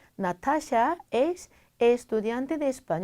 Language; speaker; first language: Spanish; non-native, fluent; Korean